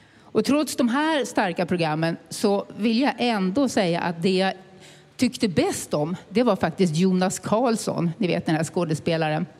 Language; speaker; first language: Swedish; native; Swedish